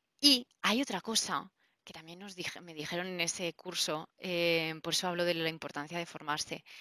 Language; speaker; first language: Spanish; native; Spanish